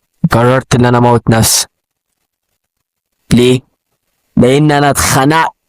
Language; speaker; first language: Arabic; native; Arabic